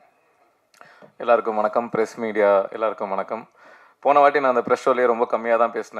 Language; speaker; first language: Tamil; native; Tamil